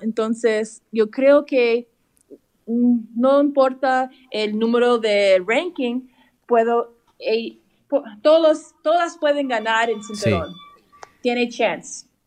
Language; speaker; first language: Spanish; early bilingual, heritage; English